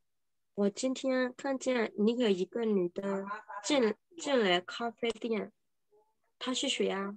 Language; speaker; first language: Chinese; non-native, learner; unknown